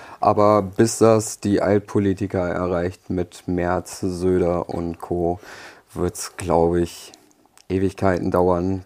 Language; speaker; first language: German; early bilingual, other home language; Polish